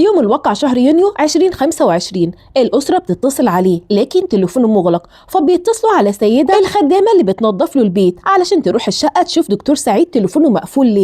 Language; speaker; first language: Arabic; native; Arabic